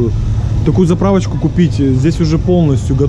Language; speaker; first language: Russian; native; Russian